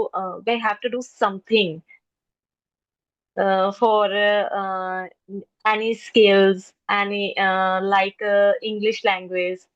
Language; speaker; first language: English; non-native, local second language; Hindi